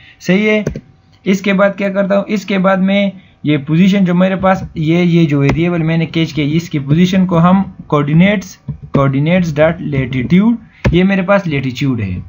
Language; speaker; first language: Urdu; non-native, local second language; Pashto